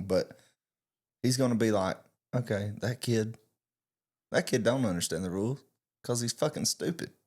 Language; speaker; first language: English; native; English